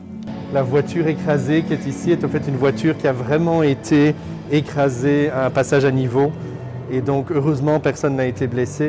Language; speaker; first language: French; native; French